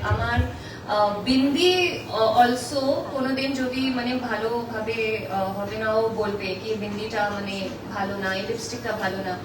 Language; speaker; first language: Bangla; non-native, learner; Hindi